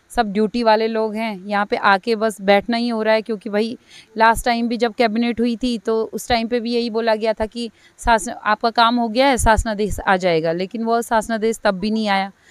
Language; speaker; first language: Hindi; native; Hindi